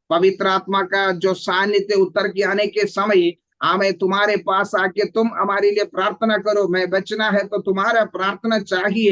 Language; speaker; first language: Hindi; non-native, local second language; Malayalam